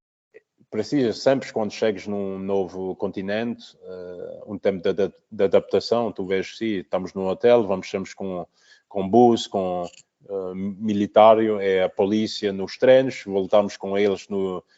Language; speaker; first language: Portuguese; early bilingual, heritage; Portuguese